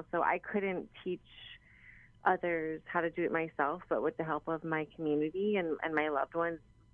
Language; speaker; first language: English; native; English